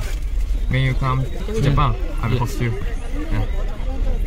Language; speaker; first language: English; non-native, learner; Japanese